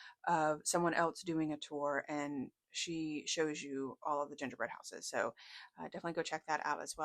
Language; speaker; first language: English; native; English